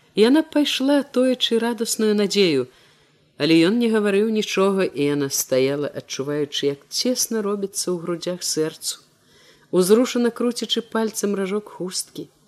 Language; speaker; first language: Belarusian; native; Belarusian